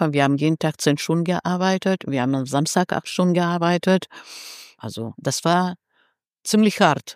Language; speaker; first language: German; non-native, fluent; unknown